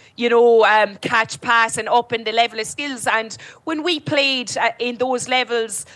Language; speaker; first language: English; native; English